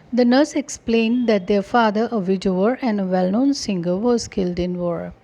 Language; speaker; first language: English; non-native, local second language; Punjabi